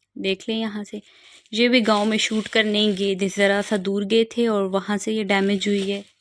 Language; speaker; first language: Urdu; non-native, local second language; Punjabi